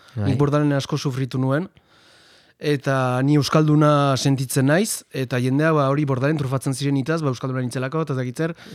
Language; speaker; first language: Basque; non-native, local second language; Spanish